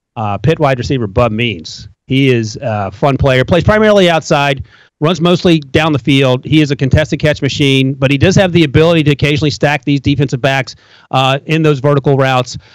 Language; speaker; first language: English; native; English